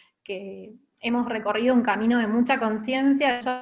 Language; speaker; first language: Spanish; native; Spanish